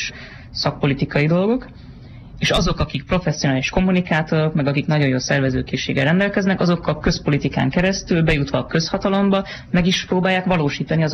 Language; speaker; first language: Hungarian; native; Hungarian